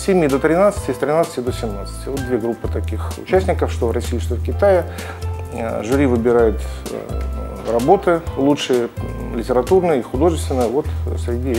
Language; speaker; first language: Russian; native; Russian